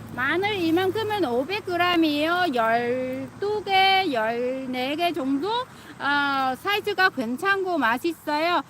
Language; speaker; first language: Korean; non-native, fluent; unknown